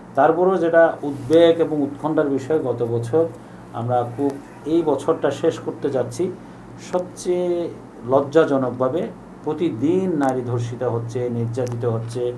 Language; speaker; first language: Bangla; native; Bangla